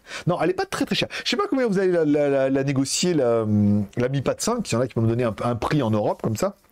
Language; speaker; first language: French; native; French